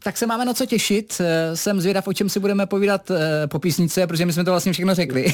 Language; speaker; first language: Czech; native; Czech